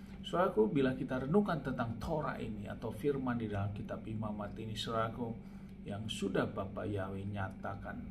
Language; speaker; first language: Indonesian; native; Indonesian